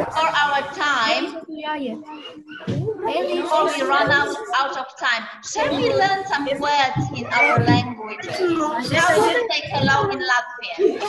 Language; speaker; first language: English; non-native, fluent; Polish